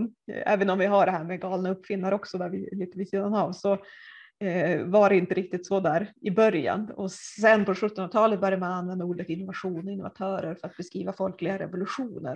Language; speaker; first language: Swedish; native; Swedish